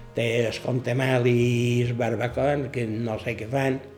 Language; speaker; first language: Catalan; native; Catalan